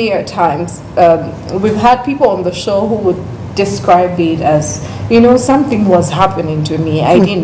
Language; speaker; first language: English; non-native, local second language; Ganda